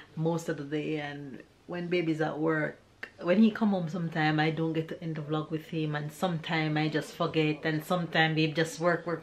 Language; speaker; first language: English; native; English